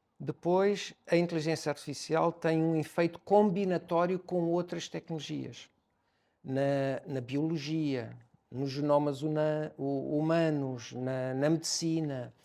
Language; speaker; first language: Portuguese; native; Portuguese